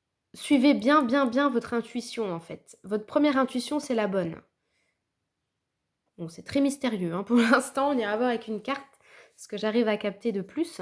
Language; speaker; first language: French; native; French